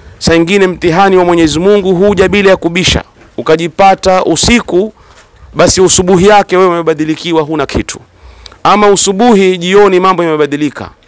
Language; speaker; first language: Swahili; native; Swahili